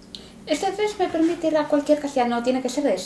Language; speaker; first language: Spanish; native; Spanish